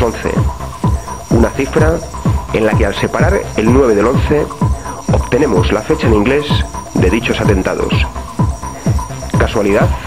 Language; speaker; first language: Spanish; native; Spanish